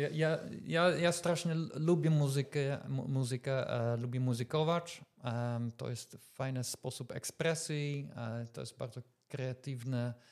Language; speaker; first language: Polish; non-native, fluent; Dutch